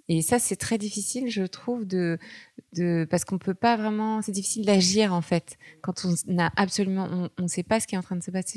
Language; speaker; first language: French; native; French